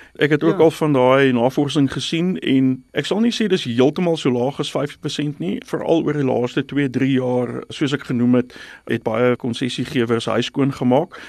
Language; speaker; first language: Afrikaans; non-native, local second language; English